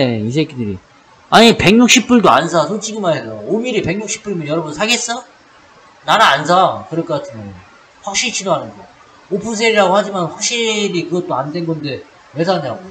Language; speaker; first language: Korean; native; Korean